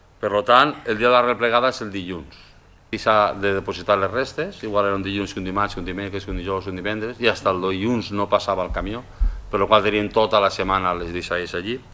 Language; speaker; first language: Catalan; native; Catalan